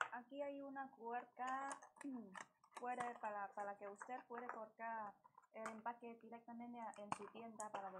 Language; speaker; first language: Spanish; non-native, learner; Chinese